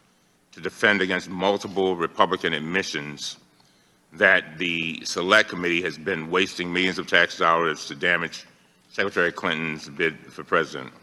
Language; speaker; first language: English; native; English